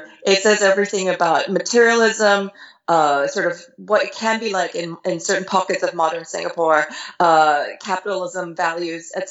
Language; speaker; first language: English; native; English